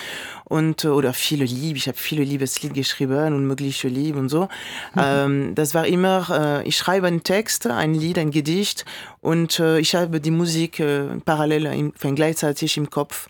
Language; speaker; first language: German; non-native, fluent; French